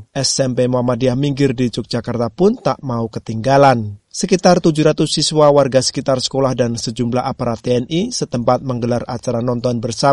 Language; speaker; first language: Indonesian; native; Indonesian